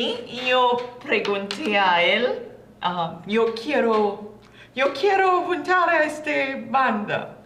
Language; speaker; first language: Spanish; non-native, learner; English